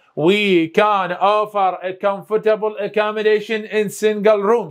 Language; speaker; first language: English; non-native, fluent; Arabic